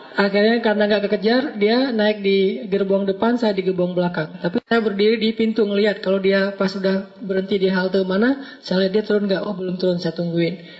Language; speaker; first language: Indonesian; native; Indonesian